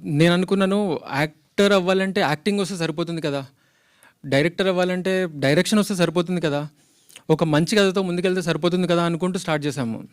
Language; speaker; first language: Telugu; native; Telugu